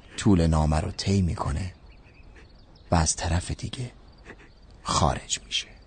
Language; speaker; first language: Persian; native; Persian